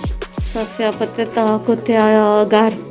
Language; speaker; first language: French; non-native, learner; Marathi